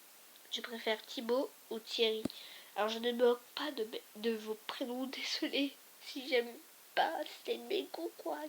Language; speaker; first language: French; native; French